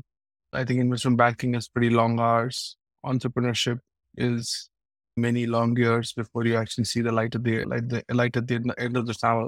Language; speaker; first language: English; non-native, local second language; Telugu